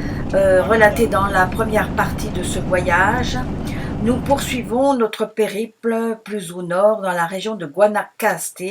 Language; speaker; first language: French; native; French